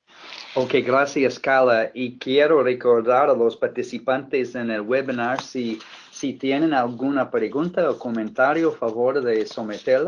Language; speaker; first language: Spanish; non-native, fluent; English